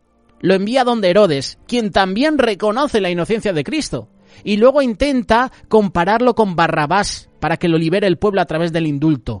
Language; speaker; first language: Spanish; native; Spanish